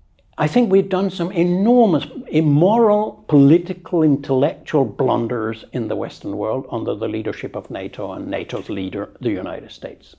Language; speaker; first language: English; non-native, fluent; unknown